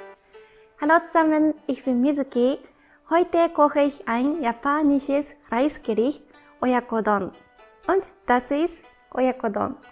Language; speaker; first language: German; non-native, fluent; Japanese